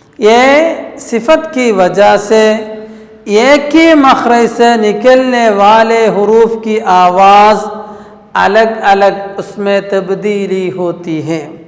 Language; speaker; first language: Urdu; non-native, local second language; Malayalam